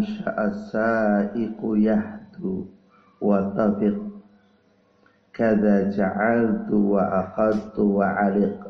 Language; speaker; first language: Arabic; non-native, fluent; Indonesian